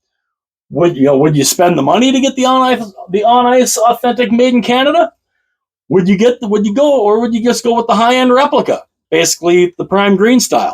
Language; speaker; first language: English; native; English